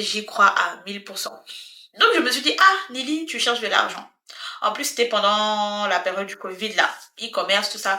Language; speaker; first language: French; native; French